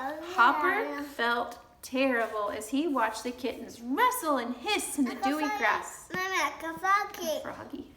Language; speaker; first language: English; native; English